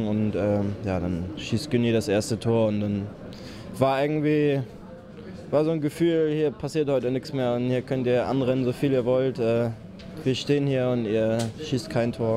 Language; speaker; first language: German; native; German